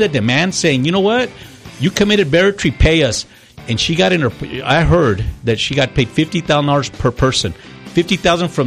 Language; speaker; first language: English; early bilingual, other home language; Spanish